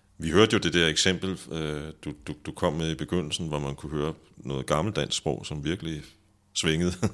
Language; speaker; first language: Danish; native; Danish